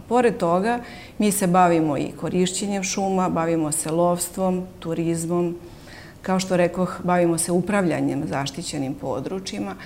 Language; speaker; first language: Serbian; native; Serbian